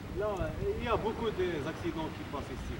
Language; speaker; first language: French; non-native, learner; Arabic